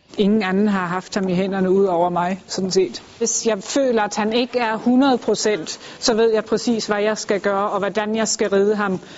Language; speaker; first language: Danish; early bilingual, heritage; Danish